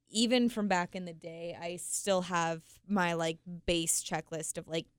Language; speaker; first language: English; native; English